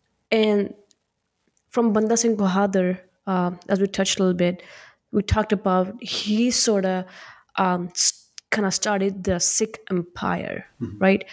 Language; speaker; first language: English; non-native, local second language; Punjabi